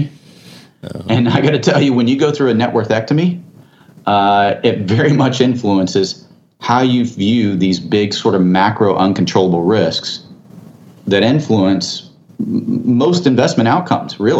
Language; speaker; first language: English; native; English